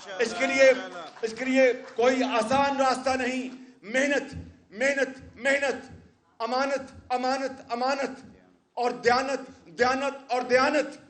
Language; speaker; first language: Urdu; non-native, local second language; Punjabi